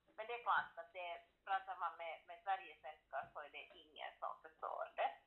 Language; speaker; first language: Swedish; native; Swedish